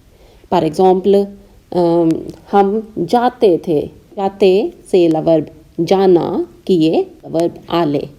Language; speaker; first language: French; non-native, fluent; Hindi